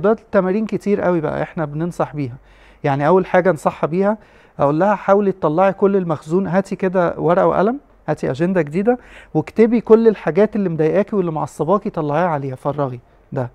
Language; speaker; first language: Arabic; native; Arabic